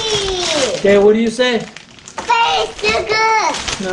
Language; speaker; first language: English; native; English